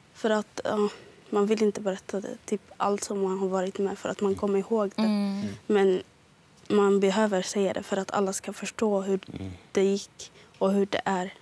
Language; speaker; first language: Swedish; early bilingual, other home language; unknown